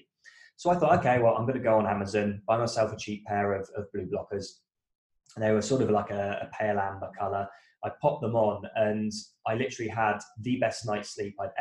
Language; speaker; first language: English; native; English